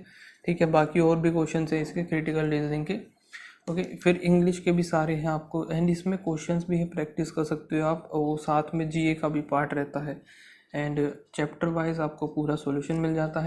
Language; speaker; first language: Hindi; native; Hindi